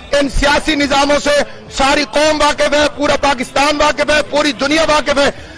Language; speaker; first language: Urdu; non-native, local second language; Saraiki